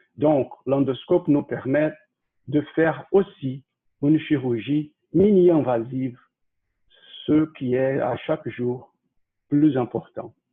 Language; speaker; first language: French; non-native, fluent; Portuguese